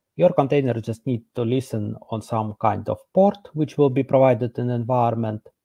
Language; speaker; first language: English; non-native, fluent; Estonian